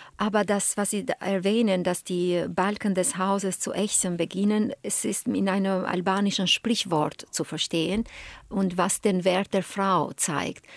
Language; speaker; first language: German; non-native, fluent; Albanian